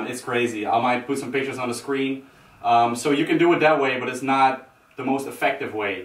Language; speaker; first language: English; non-native, fluent; Dutch